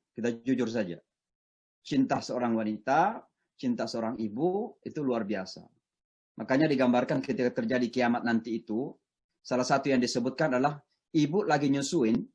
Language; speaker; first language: Indonesian; non-native, local second language; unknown